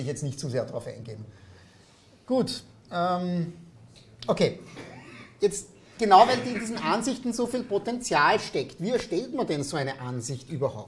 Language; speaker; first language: German; native; German